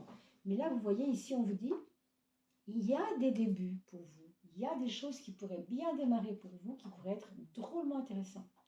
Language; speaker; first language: French; native; French